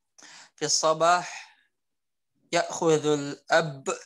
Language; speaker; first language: Arabic; non-native, learner; Indonesian